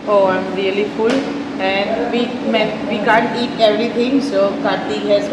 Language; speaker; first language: English; non-native, local second language; Gujarati